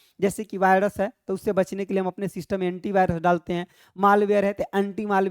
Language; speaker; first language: Hindi; native; Hindi